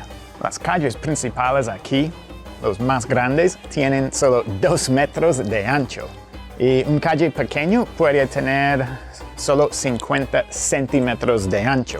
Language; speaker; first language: Spanish; non-native, fluent; English